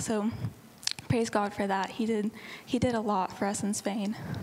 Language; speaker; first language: English; native; English